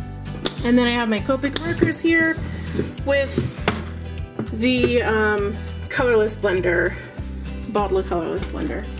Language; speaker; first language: English; native; English